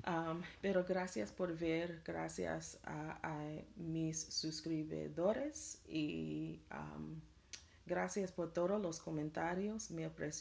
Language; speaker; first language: Spanish; non-native, learner; English